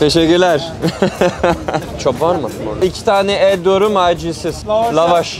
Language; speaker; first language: Turkish; non-native, learner; French